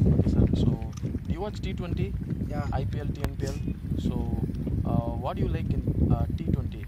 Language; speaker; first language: English; non-native, local second language; Tamil